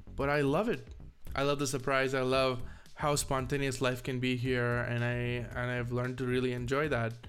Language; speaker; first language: English; non-native, local second language; Tamil